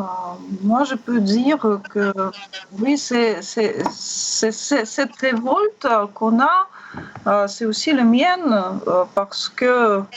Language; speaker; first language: French; non-native, learner; Russian